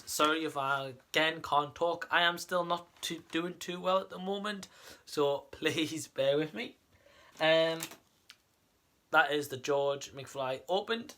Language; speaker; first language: English; native; English